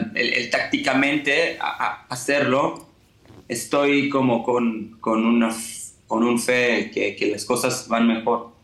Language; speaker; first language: Spanish; non-native, fluent; Hebrew